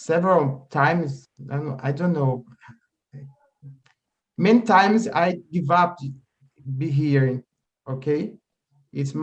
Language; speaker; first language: English; non-native, learner; Portuguese